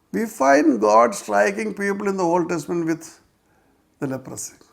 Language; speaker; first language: English; non-native, local second language; Malayalam